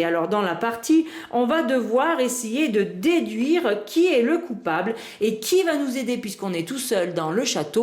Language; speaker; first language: French; native; French